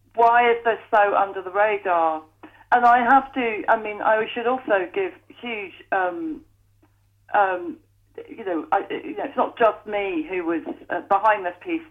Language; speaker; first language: English; native; English